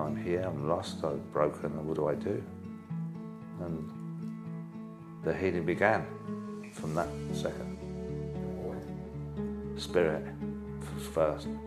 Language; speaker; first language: English; native; English